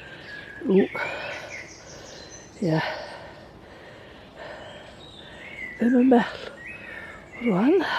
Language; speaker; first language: Welsh; non-native, fluent; English